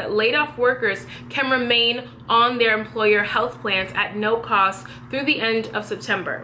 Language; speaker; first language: English; native; English